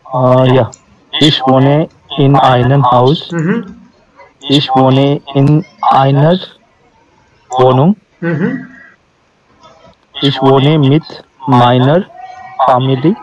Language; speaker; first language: German; non-native, learner; Hindi